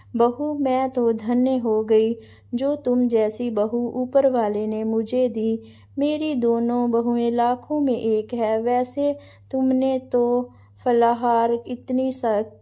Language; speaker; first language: Hindi; non-native, local second language; Punjabi